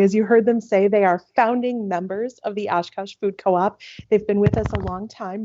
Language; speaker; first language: English; native; English